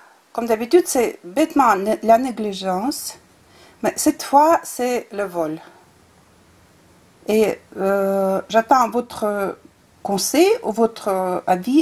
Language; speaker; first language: French; non-native, fluent; Russian